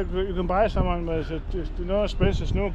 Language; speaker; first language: English; non-native, learner; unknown